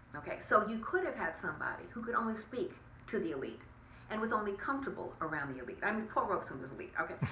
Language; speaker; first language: English; native; English